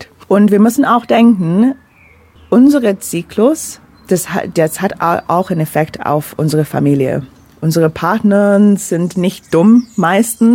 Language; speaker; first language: German; non-native, fluent; English